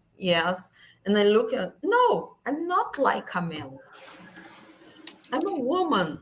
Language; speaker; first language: English; non-native, learner; Portuguese